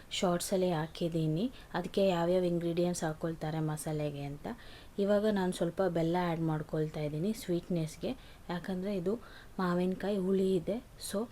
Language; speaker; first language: Kannada; non-native, local second language; Kodava